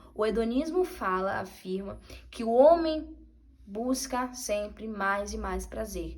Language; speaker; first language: Portuguese; native; Portuguese